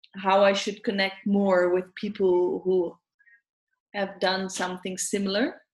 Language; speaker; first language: English; non-native, fluent; Dutch